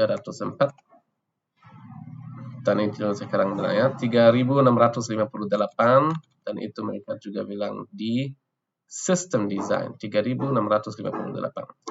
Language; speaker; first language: Indonesian; non-native, fluent; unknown